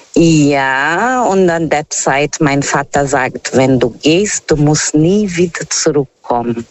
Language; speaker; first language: German; non-native, fluent; Portuguese